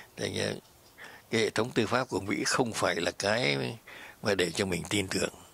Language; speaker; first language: Vietnamese; native; Vietnamese